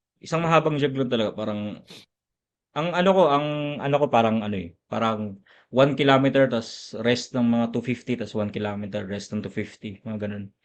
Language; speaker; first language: Filipino; non-native, local second language; Cebuano